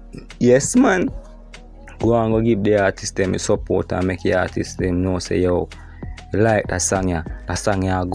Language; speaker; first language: English; non-native, local second language; Jamaican Creole English